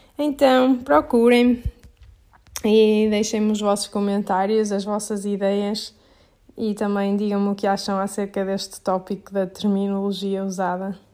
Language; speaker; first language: Portuguese; native; Portuguese